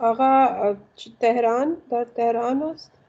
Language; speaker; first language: Persian; non-native, learner; Urdu